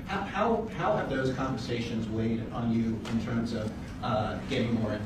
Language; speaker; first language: English; native; English